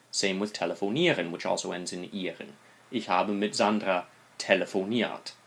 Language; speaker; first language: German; non-native, fluent; English